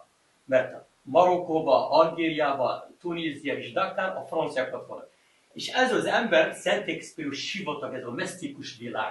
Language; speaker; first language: Hungarian; non-native, learner; Arabic